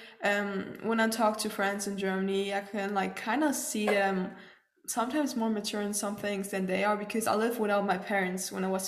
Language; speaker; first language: English; non-native, fluent; German